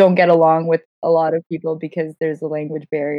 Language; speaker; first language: English; non-native, fluent; Gujarati